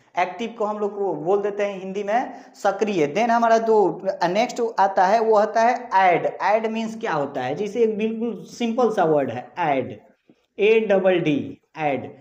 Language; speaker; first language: Hindi; native; Hindi